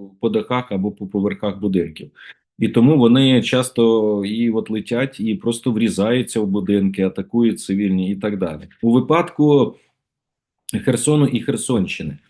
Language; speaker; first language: Ukrainian; native; Ukrainian